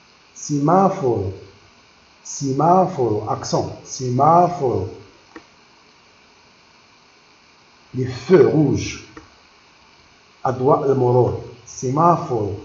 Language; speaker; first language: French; non-native, local second language; Arabic